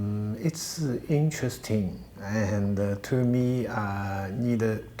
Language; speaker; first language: English; non-native, learner; Chinese